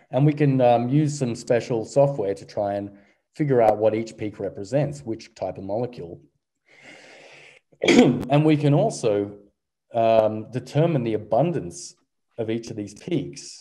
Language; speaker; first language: English; native; English